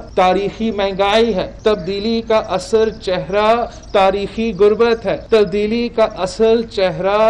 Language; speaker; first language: Urdu; native; Urdu